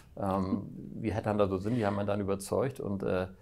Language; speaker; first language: German; native; German